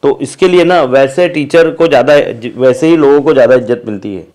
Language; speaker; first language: Hindi; non-native, local second language; Marathi